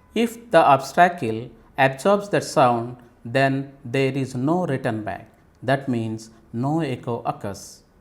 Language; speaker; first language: English; non-native, local second language; Telugu